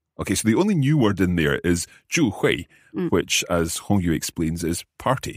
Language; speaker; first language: English; native; English